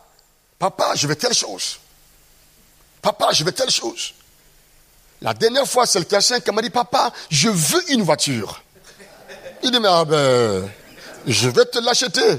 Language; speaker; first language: French; non-native, local second language; Mossi